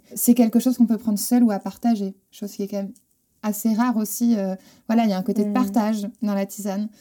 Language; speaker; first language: French; non-native, fluent; Spanish